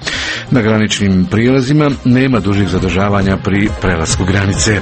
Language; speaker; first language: Croatian; native; Croatian